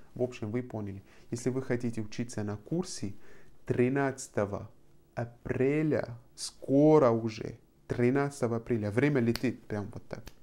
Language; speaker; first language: Russian; non-native, fluent; Arabic